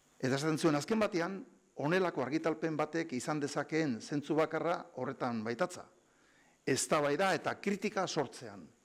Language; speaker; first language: Basque; native; Basque